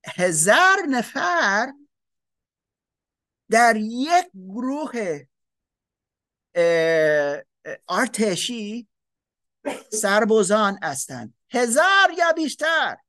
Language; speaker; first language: Persian; non-native, learner; English